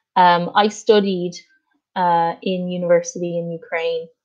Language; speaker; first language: English; native; English